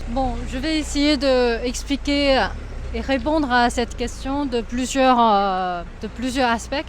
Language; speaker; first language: French; non-native, fluent; Chinese